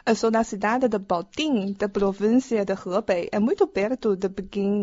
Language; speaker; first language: Portuguese; non-native, learner; Chinese